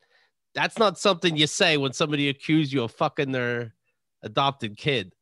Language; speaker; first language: English; native; English